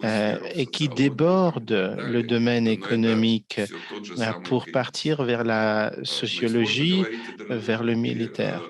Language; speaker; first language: French; non-native, fluent; Russian